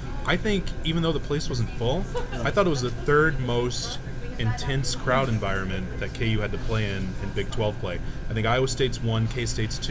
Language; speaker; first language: English; native; English